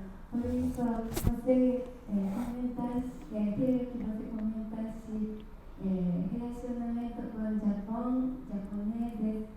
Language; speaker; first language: Portuguese; non-native, learner; Japanese